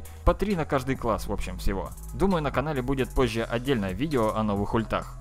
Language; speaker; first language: Russian; native; Russian